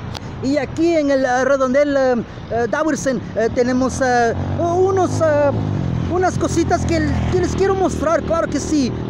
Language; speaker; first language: Spanish; early bilingual, heritage; Spanish